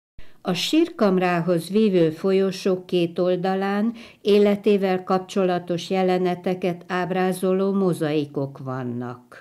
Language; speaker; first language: Hungarian; native; Hungarian